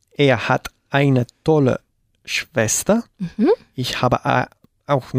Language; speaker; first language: German; non-native, learner; Spanish